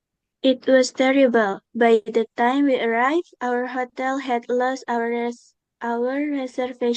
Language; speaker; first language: English; non-native, learner; Indonesian